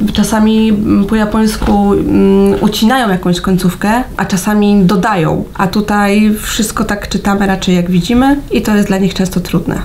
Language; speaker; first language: Polish; native; Polish